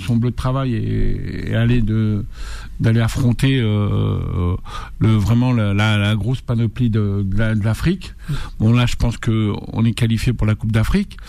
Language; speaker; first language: French; native; French